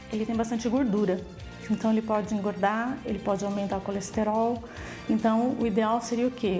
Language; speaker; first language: Portuguese; native; Portuguese